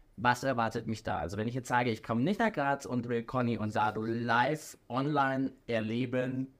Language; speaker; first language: German; native; German